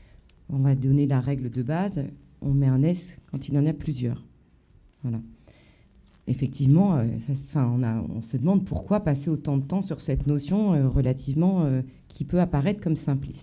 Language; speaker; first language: French; native; French